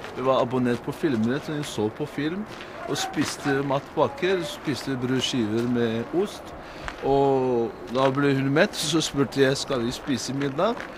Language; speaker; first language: Norwegian; non-native, fluent; Arabic